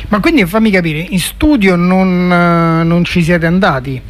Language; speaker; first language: Italian; native; Italian